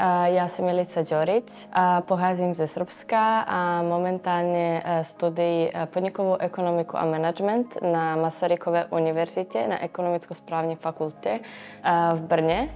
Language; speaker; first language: Czech; non-native, fluent; Serbian